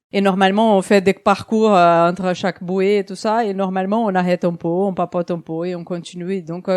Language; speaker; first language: French; non-native, fluent; Portuguese